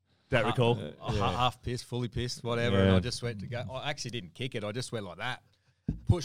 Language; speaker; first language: English; native; English